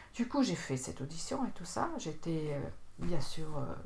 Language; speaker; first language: French; native; French